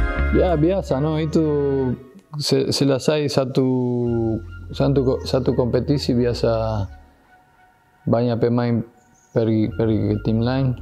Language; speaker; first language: Indonesian; non-native, fluent; Spanish